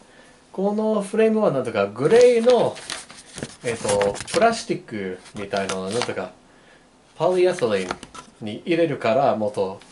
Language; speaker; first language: Japanese; non-native, learner; English